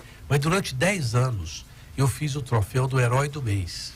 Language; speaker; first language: Portuguese; native; Portuguese